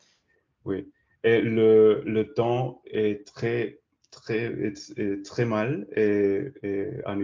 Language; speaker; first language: French; non-native, learner; English